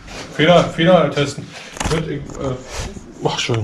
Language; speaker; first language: German; native; German